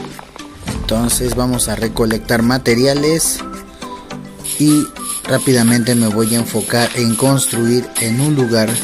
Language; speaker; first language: Spanish; native; Spanish